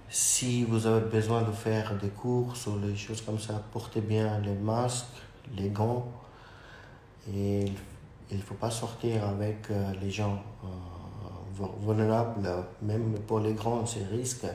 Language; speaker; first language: French; non-native, fluent; Urdu